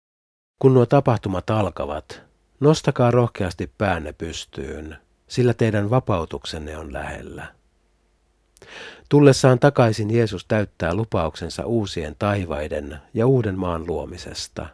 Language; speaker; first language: Finnish; native; Finnish